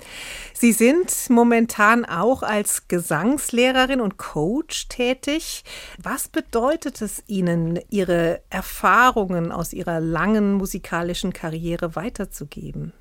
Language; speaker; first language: German; native; German